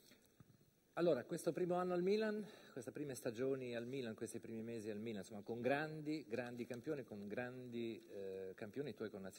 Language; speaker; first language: Italian; native; Italian